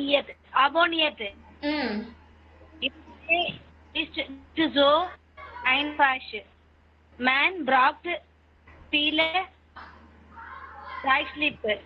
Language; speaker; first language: German; non-native, learner; Tamil